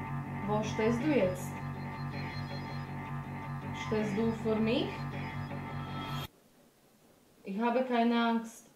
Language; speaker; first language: German; non-native, learner; Slovak